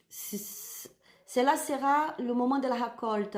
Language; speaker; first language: French; non-native, learner; Spanish